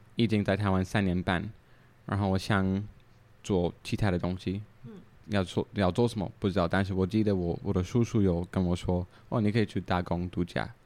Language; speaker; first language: Chinese; non-native, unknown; English